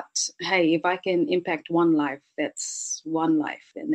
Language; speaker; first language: English; native; English